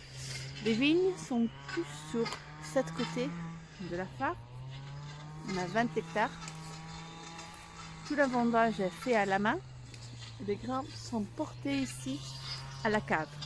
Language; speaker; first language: French; non-native, learner; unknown